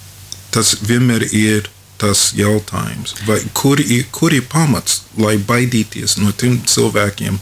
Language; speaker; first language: Latvian; non-native, fluent; English